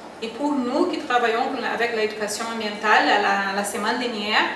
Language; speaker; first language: French; non-native, learner; Portuguese